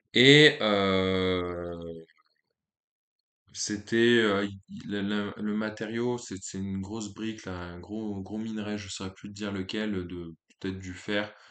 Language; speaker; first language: French; native; French